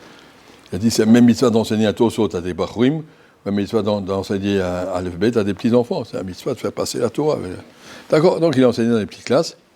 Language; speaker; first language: French; native; French